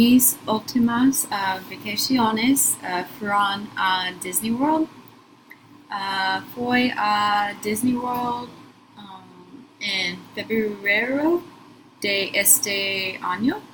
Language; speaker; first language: Spanish; non-native, learner; English